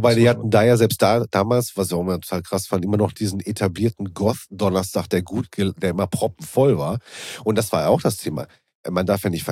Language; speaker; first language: German; native; German